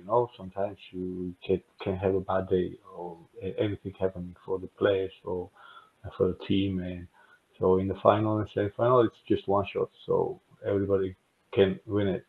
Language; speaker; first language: English; non-native, fluent; Georgian